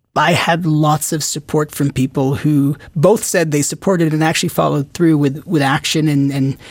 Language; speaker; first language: English; non-native, local second language; Filipino